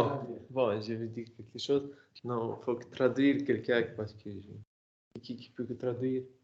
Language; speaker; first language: French; non-native, learner; Russian